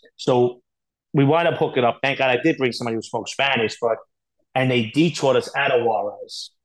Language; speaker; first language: English; native; English